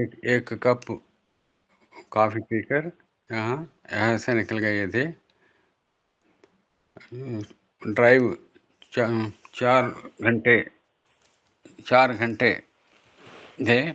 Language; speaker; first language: Hindi; non-native, local second language; Telugu